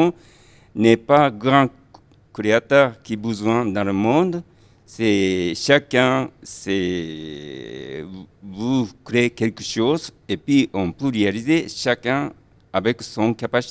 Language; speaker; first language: French; non-native, learner; Japanese